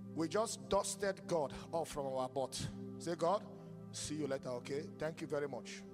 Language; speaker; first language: English; non-native, local second language; Yoruba